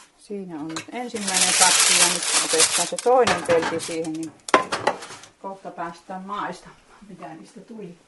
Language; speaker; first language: Finnish; native; Finnish